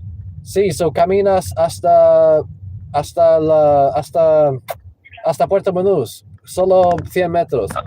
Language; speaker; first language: Spanish; non-native, local second language; English